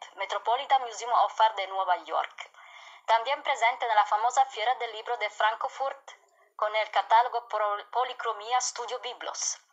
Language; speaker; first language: Spanish; non-native, learner; Italian